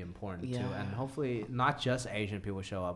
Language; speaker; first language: English; early bilingual, other home language; Cantonese